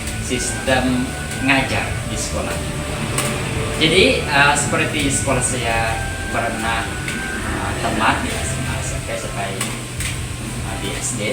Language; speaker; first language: Indonesian; non-native, learner; Khmer